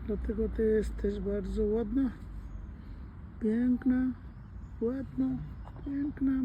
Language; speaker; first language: Polish; non-native, learner; Bangla